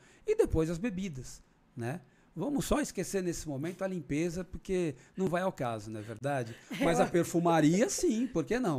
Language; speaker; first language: Portuguese; native; Portuguese